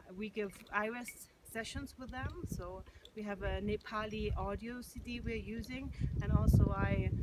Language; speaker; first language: English; non-native, fluent; German